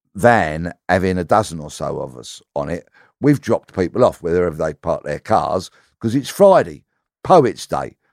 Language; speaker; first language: English; native; English